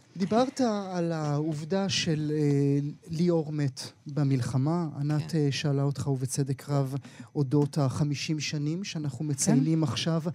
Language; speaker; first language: Hebrew; native; Hebrew